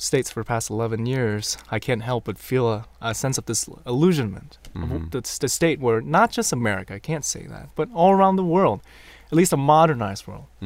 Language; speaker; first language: English; non-native, local second language; Cantonese